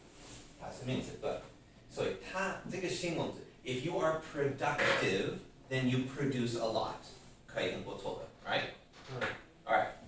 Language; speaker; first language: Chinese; non-native, fluent; English